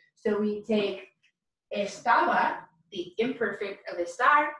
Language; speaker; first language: English; native; English